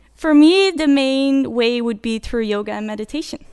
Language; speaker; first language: English; non-native, fluent; Dutch